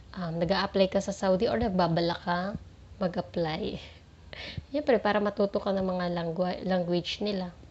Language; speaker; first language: Filipino; native; Filipino